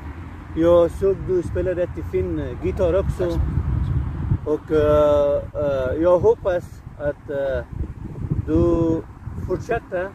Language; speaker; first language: Swedish; non-native, learner; Persian